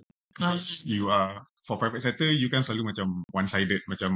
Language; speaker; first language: English; non-native, local second language; Malay